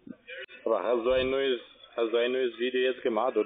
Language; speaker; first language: German; non-native, fluent; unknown